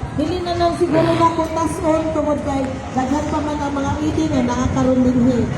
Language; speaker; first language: Cebuano; non-native, local second language; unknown